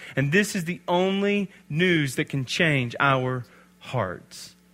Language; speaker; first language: English; native; English